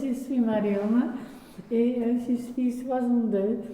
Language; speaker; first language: French; non-native, learner; Dutch